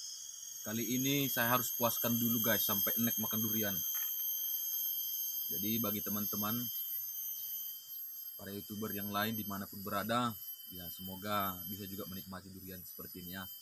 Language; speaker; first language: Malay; non-native, local second language; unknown